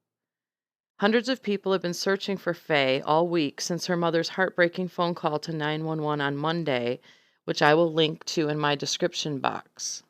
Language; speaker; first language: English; native; English